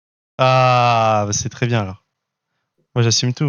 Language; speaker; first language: French; native; French